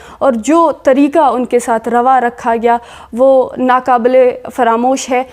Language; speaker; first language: Urdu; non-native, local second language; Baluchi